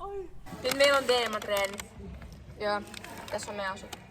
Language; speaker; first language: Finnish; native; Finnish